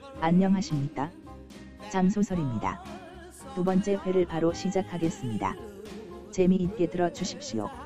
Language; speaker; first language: Korean; native; Korean